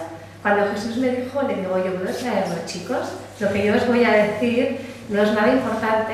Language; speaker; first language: Spanish; native; Spanish